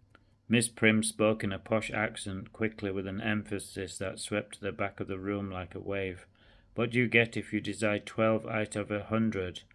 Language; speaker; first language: English; native; English